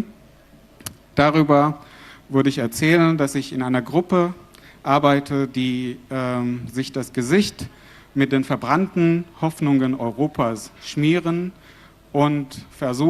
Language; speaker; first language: German; non-native, fluent; Arabic